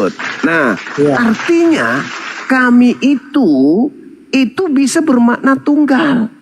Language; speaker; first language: Indonesian; native; Indonesian